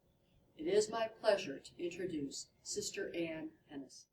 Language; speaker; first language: English; native; English